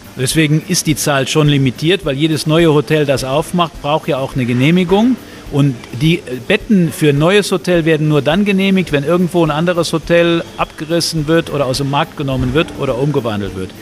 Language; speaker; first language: German; native; German